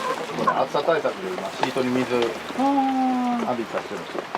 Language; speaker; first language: Japanese; native; Japanese